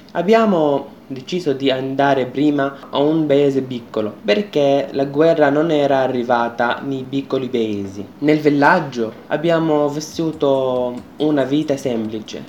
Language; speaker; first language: Italian; non-native, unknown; Arabic